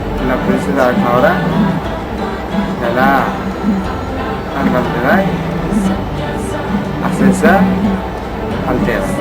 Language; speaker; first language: Catalan; non-native, learner; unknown